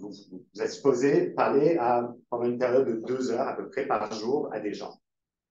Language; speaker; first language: French; native; French